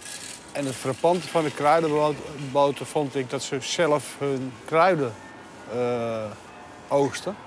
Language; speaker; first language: Dutch; native; Dutch